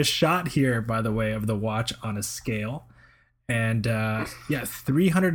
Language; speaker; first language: English; early bilingual, other home language; Spanish